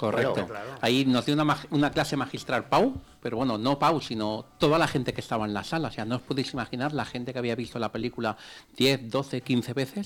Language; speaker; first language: Spanish; native; Spanish